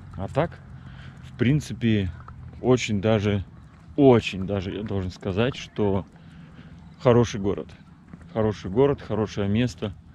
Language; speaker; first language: Russian; native; Russian